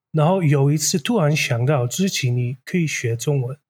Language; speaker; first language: Chinese; non-native, fluent; Dutch